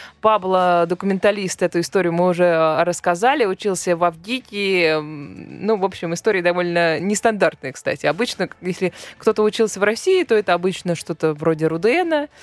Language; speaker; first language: Russian; native; Russian